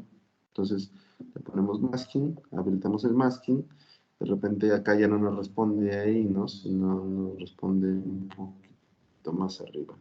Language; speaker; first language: Spanish; native; Spanish